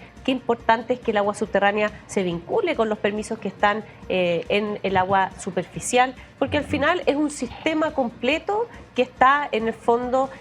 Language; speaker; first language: Spanish; native; Spanish